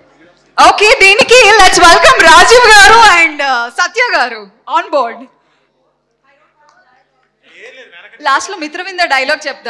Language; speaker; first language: Telugu; native; Telugu